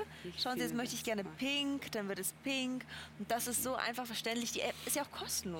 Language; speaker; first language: German; native; German